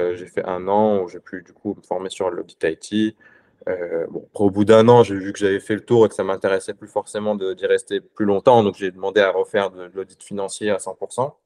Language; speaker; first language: French; non-native, local second language; Arabic